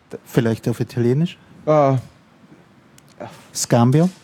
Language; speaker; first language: German; native; German